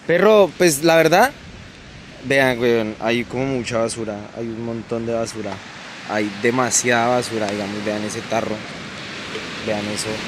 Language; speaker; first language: Spanish; native; Spanish